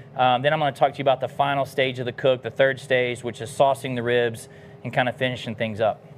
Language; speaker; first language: English; native; English